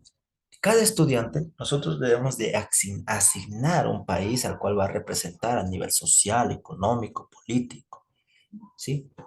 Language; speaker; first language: Spanish; native; Spanish